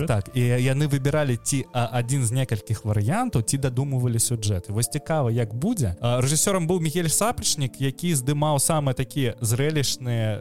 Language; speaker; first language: Belarusian; non-native, local second language; Russian